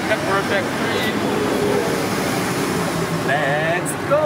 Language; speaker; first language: English; non-native, learner; Japanese